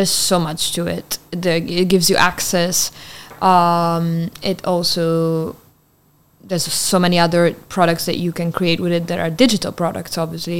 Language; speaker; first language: English; non-native, fluent; Italian